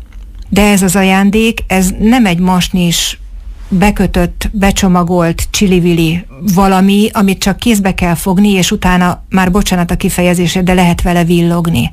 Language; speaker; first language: Hungarian; native; Hungarian